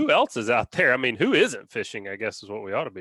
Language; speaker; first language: English; native; English